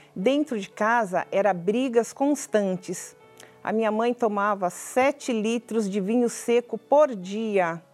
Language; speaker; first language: Portuguese; native; Portuguese